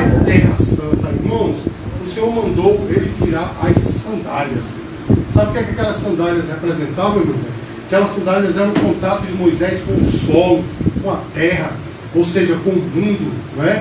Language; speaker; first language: Portuguese; native; Portuguese